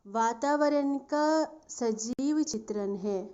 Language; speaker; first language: Hindi; non-native, local second language; Telugu